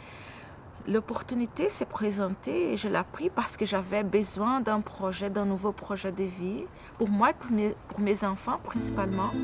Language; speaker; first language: French; non-native, fluent; Portuguese